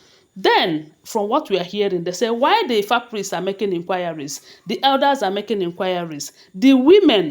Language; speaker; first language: English; non-native, local second language; Yoruba